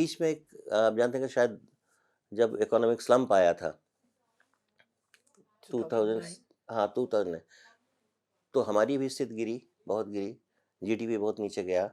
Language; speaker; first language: Hindi; native; Hindi